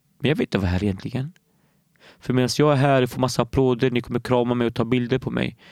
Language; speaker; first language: Swedish; early bilingual, other home language; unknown